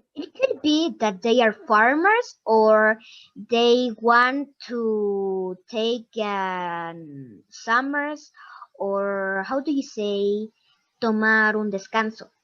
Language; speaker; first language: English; non-native, learner; Spanish